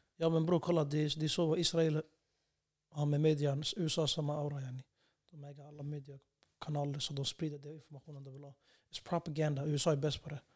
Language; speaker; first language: Swedish; early bilingual, other home language; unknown